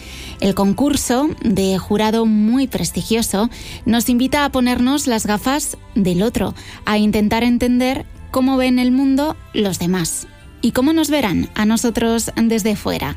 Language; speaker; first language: Spanish; native; Spanish